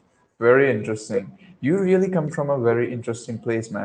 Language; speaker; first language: English; non-native, local second language; Marathi